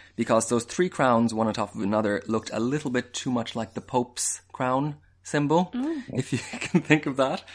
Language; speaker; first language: English; native; English